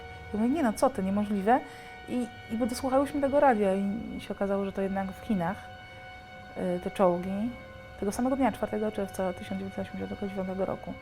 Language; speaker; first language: Polish; native; Polish